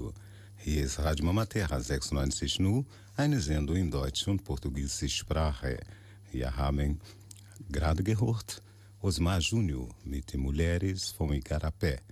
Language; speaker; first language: German; non-native, learner; Portuguese